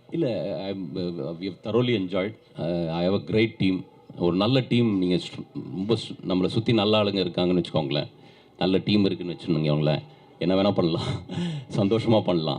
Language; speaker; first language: Tamil; native; Tamil